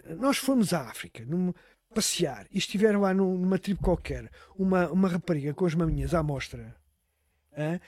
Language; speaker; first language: Portuguese; native; Portuguese